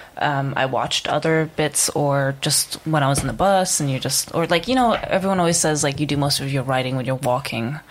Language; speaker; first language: English; non-native, fluent; Czech